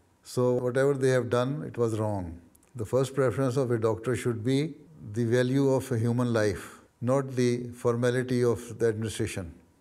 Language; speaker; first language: English; non-native, local second language; Urdu